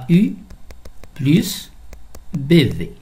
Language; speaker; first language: French; non-native, local second language; Arabic